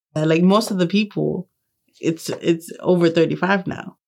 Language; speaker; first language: English; early bilingual, other home language; Spanish